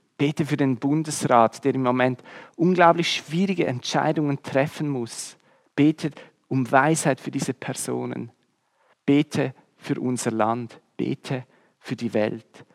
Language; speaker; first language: German; native; German